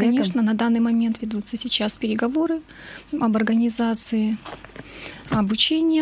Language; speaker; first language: Russian; native; Russian